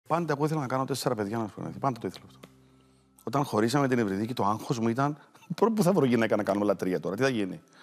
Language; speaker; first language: Greek; native; Greek